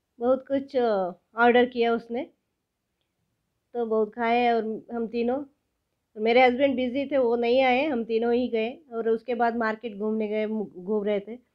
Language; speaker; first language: Hindi; non-native, local second language; Kannada